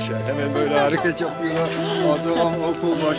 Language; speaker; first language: Turkish; non-native, fluent; Dutch